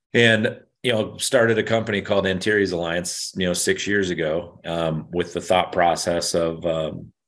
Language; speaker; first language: English; native; English